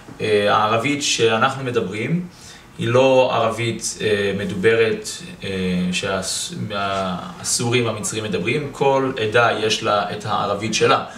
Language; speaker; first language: Hebrew; native; Hebrew